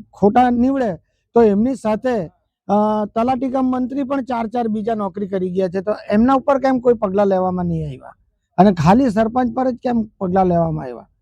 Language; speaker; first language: Gujarati; native; Gujarati